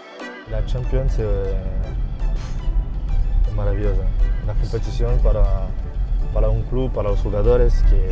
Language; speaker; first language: Spanish; non-native, fluent; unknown